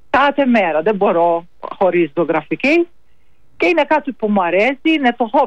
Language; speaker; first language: Greek; non-native, learner; Maltese